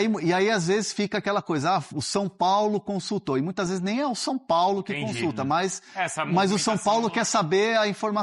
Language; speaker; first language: Portuguese; native; Portuguese